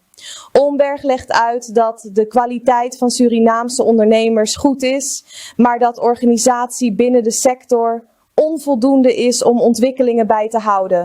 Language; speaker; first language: Dutch; native; Dutch